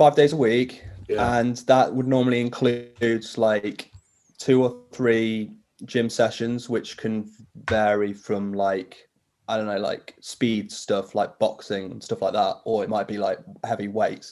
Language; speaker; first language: English; native; English